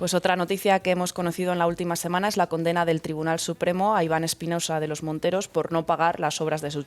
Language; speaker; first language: Spanish; native; Spanish